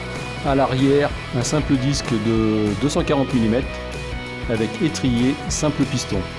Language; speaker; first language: French; native; French